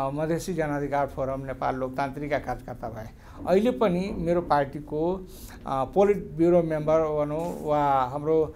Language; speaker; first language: Nepali; non-native, local second language; Maithili